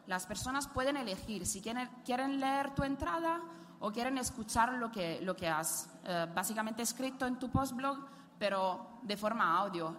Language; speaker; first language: Spanish; non-native, fluent; Italian